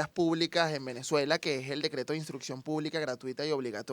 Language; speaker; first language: Spanish; native; Spanish